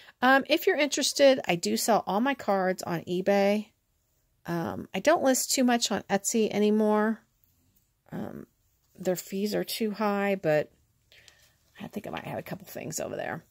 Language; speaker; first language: English; native; English